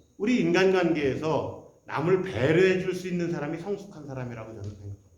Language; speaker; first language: Korean; native; Korean